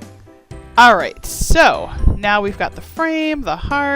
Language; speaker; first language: English; native; English